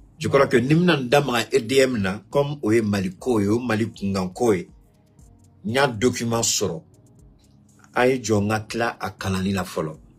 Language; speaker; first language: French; non-native, local second language; Bambara